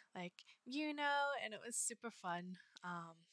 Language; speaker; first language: English; native; English